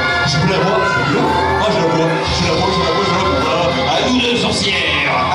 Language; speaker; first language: French; native; French